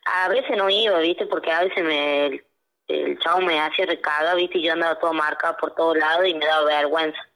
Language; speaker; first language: Spanish; native; Spanish